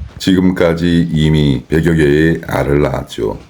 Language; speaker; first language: Korean; native; Korean